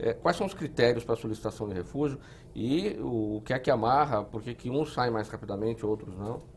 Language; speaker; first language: Portuguese; native; Portuguese